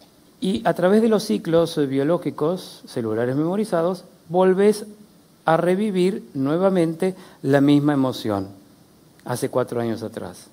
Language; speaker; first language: Spanish; native; Spanish